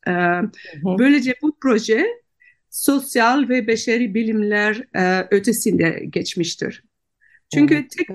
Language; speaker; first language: Turkish; non-native, fluent; Dutch